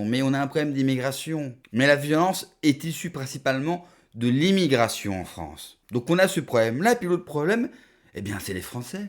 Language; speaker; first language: French; native; French